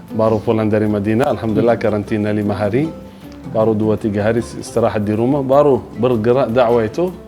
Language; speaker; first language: Indonesian; non-native, fluent; Arabic